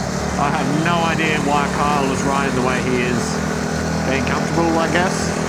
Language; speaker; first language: English; native; English